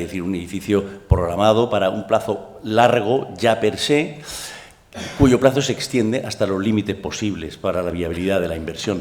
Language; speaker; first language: Spanish; native; Spanish